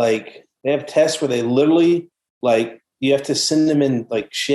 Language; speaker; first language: English; native; English